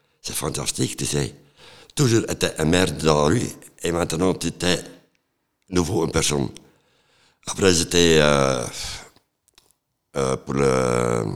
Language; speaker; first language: French; non-native, local second language; Dutch